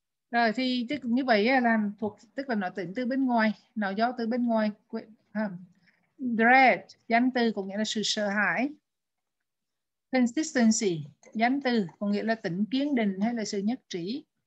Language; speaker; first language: Vietnamese; native; Vietnamese